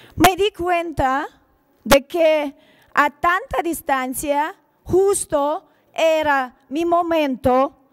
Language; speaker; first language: Spanish; non-native, fluent; Ukrainian